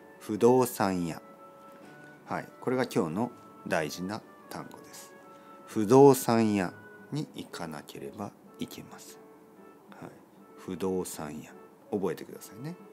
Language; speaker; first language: Japanese; native; Japanese